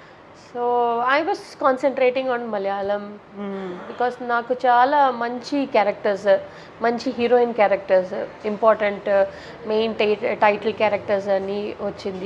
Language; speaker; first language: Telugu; non-native, local second language; Tamil